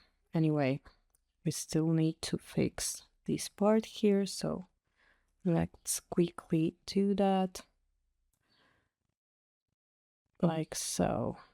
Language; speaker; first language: English; non-native, fluent; Russian